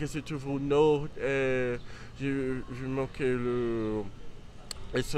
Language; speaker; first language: French; non-native, learner; Portuguese